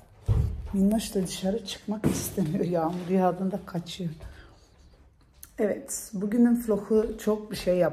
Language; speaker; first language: Turkish; early bilingual, heritage; Turkish